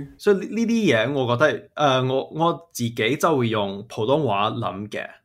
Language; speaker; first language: Chinese; non-native, fluent; English